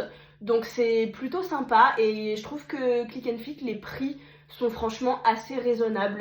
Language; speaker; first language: French; native; French